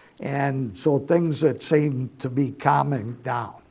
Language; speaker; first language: English; native; English